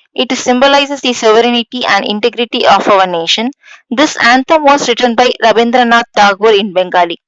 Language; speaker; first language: English; non-native, local second language; Tamil